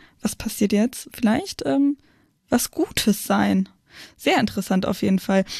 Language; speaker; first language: German; native; German